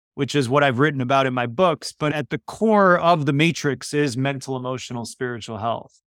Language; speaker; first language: English; early bilingual, other home language; Polish